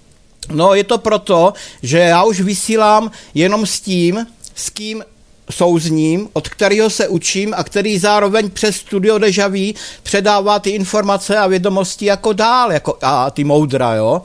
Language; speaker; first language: Czech; native; Czech